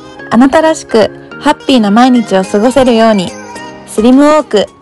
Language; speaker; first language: Japanese; native; Japanese